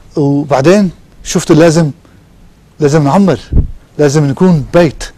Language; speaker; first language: Arabic; non-native, local second language; Armenian